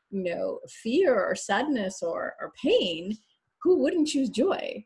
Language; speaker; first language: English; native; English